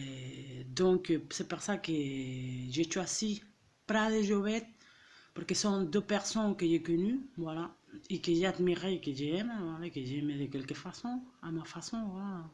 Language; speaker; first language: French; non-native, fluent; Catalan